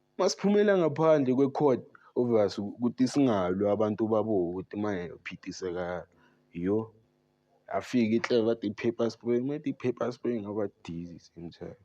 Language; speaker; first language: Zulu; native; Zulu